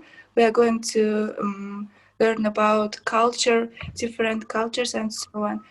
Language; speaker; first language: English; non-native, fluent; Kazakh